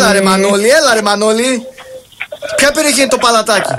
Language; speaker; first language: Greek; native; Greek